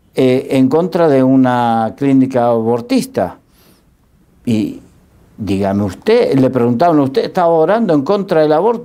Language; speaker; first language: Spanish; native; Spanish